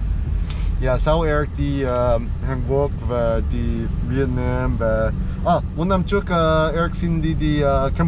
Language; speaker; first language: Vietnamese; non-native, learner; English